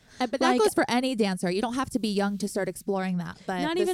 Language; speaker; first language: English; native; English